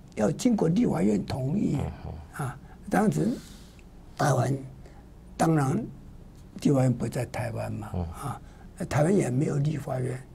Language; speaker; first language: Chinese; non-native, local second language; Min Nan Chinese